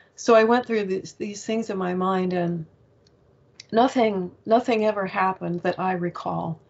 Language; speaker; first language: English; native; English